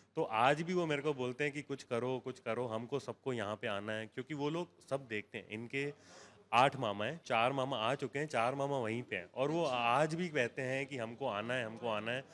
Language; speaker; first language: Hindi; non-native, local second language; Gujarati